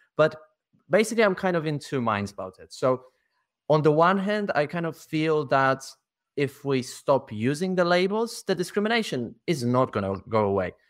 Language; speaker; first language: English; non-native, fluent; Polish